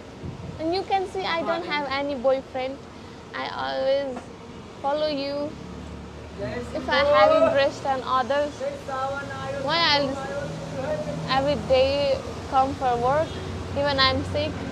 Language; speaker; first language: English; non-native, learner; Nepali